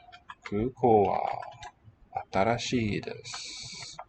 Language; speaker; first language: Japanese; non-native, learner; English